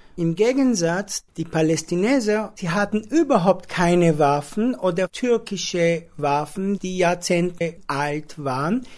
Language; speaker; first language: German; non-native, fluent; Hebrew